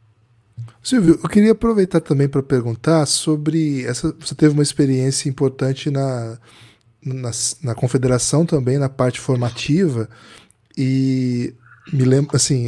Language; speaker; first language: Portuguese; native; Portuguese